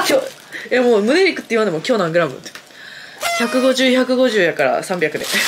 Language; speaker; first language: Japanese; native; Japanese